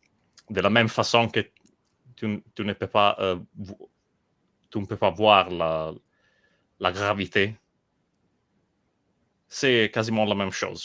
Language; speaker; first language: French; non-native, learner; Italian